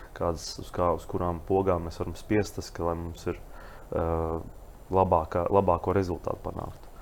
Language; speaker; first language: Latvian; native; Latvian